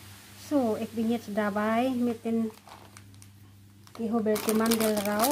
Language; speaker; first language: German; non-native, learner; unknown